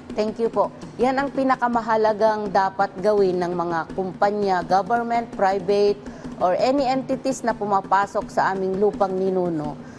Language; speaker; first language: Filipino; non-native, local second language; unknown